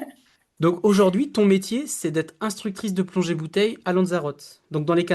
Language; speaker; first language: French; native; French